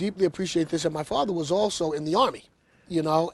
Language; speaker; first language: English; native; English